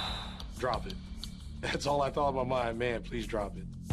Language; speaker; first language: English; native; English